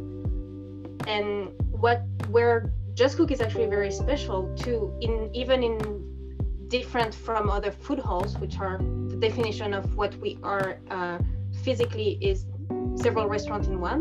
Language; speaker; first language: English; non-native, fluent; French